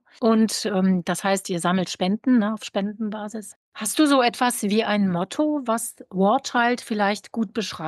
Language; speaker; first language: German; native; German